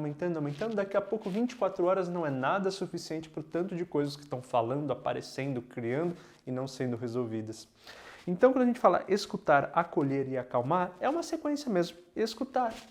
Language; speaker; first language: Portuguese; native; Portuguese